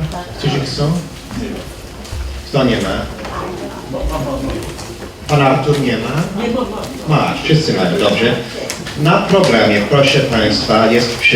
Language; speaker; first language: Polish; early bilingual, heritage; Polish